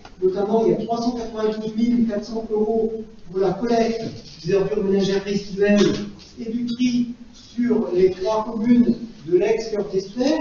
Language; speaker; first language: French; native; French